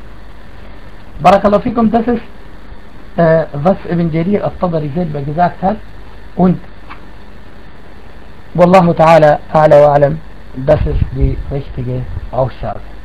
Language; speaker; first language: German; non-native, fluent; Arabic